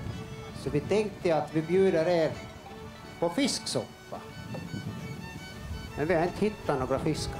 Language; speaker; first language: Swedish; native; Swedish